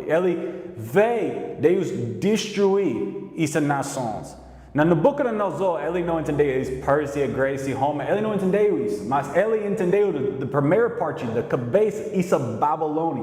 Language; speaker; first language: Portuguese; non-native, learner; English